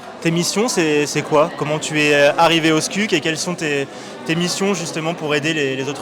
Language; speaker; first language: French; native; French